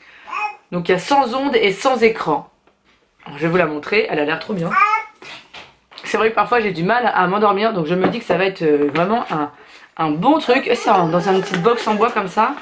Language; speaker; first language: French; native; French